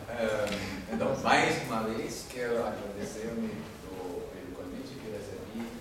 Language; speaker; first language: Portuguese; non-native, fluent; German